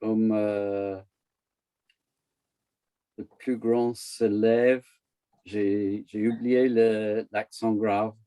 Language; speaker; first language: French; non-native, learner; English